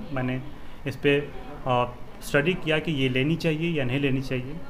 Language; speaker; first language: Hindi; native; Hindi